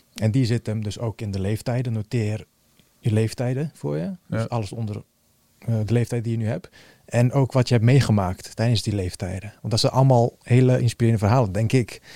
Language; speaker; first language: Dutch; early bilingual, other home language; Bosnian